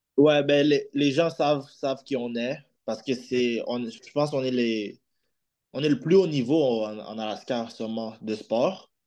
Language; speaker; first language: French; native; French